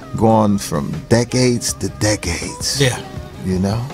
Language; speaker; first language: English; native; English